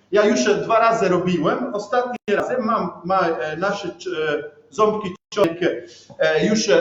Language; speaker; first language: Polish; non-native, learner; Italian